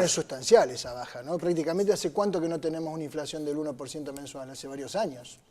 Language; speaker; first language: Spanish; native; Spanish